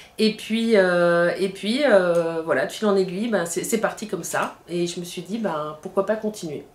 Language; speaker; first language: French; native; French